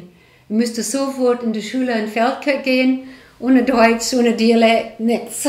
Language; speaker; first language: German; non-native, learner; English